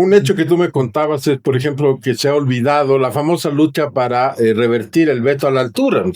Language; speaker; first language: Spanish; native; Spanish